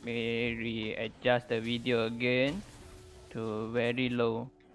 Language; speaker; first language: English; non-native, local second language; Chinese